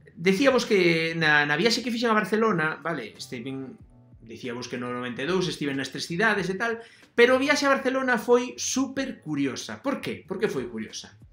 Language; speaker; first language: Galician; non-native, local second language; Spanish